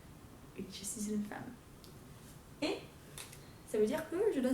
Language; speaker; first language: French; non-native, fluent; Portuguese